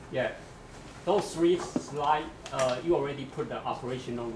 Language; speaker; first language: English; non-native, learner; Chinese